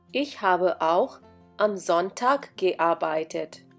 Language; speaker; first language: German; non-native, fluent; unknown